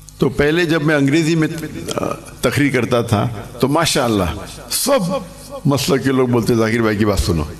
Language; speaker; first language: Urdu; non-native, local second language; English